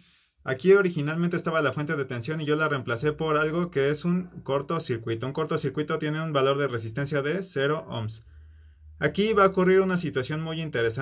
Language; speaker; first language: Spanish; native; Spanish